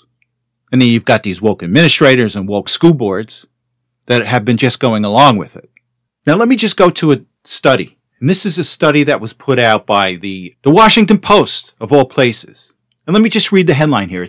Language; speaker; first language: English; native; English